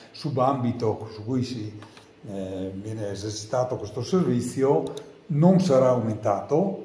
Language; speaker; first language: Italian; native; Italian